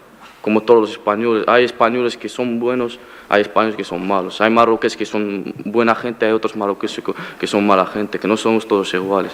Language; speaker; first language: Spanish; non-native, fluent; Arabic